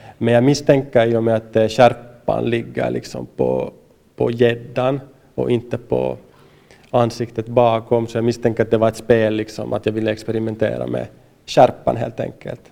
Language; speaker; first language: Swedish; native; Swedish